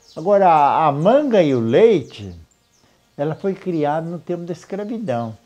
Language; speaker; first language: Portuguese; native; Portuguese